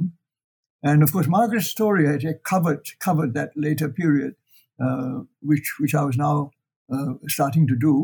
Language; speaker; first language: English; non-native, local second language; Chinese